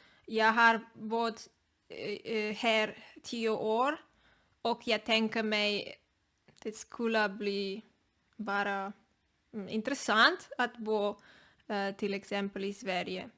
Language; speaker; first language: Swedish; non-native, learner; Spanish